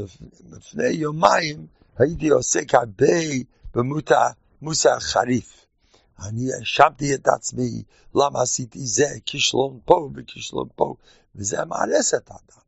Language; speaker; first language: Hebrew; non-native, fluent; English